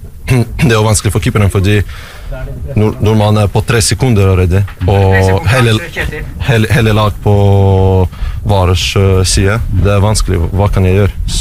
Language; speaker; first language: Norwegian; non-native, learner; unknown